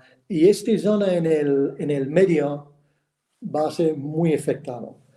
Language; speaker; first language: Spanish; non-native, fluent; English